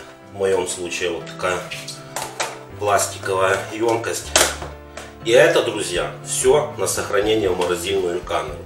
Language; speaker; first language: Russian; non-native, local second language; Ukrainian